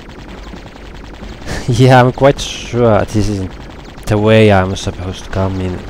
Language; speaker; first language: English; non-native, fluent; Finnish